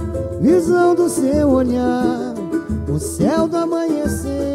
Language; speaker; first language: Portuguese; native; Portuguese